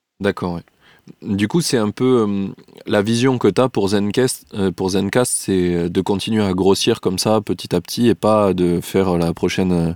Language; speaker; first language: French; native; French